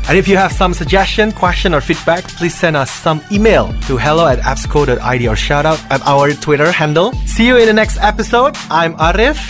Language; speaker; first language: English; non-native, fluent; Javanese